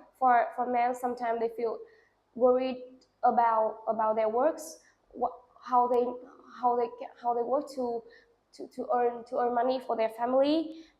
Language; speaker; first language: English; non-native, learner; Vietnamese